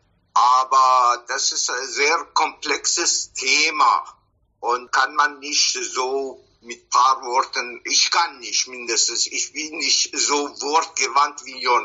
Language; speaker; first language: German; non-native, fluent; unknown